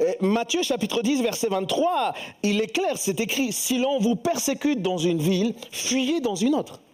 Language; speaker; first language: French; early bilingual, other home language; Spanish